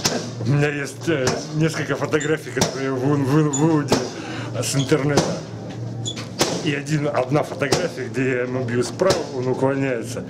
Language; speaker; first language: Russian; native; Russian